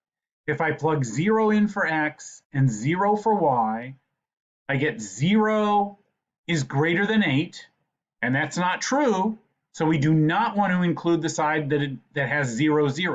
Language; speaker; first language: English; native; English